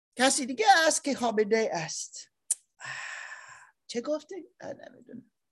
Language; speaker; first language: Persian; non-native, learner; German